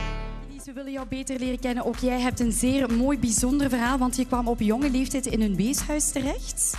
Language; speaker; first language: Dutch; native; Dutch